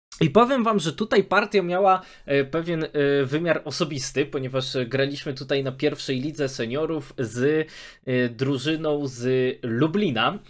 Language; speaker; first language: Polish; native; Polish